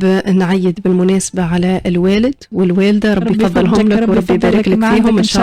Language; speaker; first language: Arabic; native; Arabic